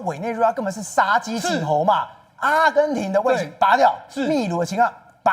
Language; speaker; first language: Chinese; native; Chinese